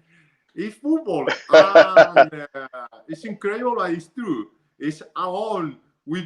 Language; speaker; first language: English; non-native, learner; Spanish